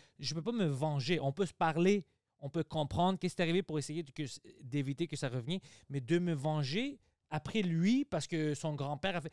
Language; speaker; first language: French; early bilingual, other home language; Greek